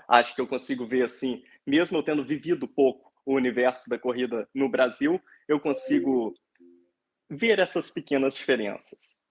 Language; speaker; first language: Portuguese; native; Portuguese